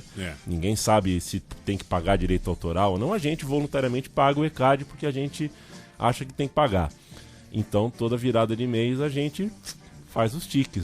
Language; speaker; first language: Portuguese; native; Portuguese